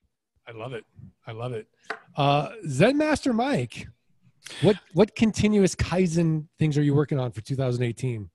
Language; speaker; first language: English; native; English